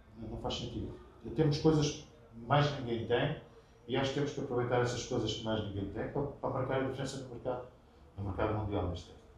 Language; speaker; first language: Portuguese; native; Portuguese